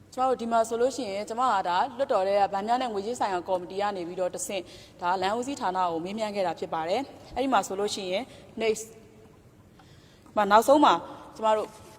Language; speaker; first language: Burmese; native; Burmese